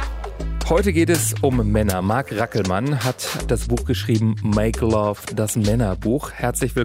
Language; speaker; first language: German; native; German